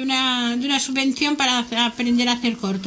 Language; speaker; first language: Spanish; native; Spanish